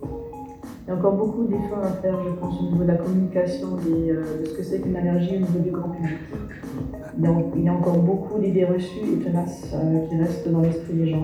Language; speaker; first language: French; native; French